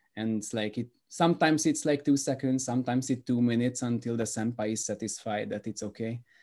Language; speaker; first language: English; non-native, fluent; Hungarian